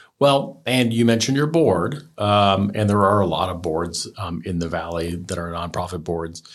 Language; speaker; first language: English; native; English